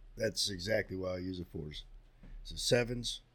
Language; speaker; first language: English; native; English